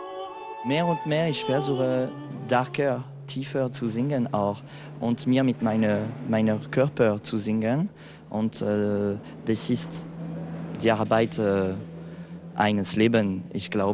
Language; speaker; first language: German; non-native, fluent; French